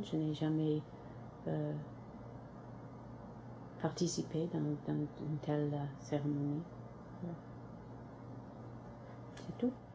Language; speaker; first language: French; non-native, local second language; English